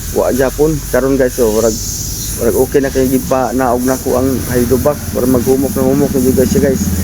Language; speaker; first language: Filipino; non-native, local second language; Cebuano